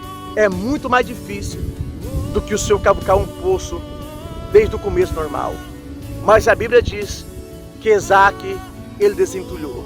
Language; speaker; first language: Portuguese; native; Portuguese